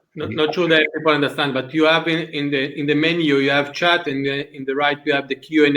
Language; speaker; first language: English; non-native, fluent; Hebrew